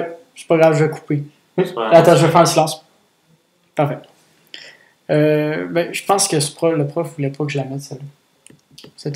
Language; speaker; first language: French; native; French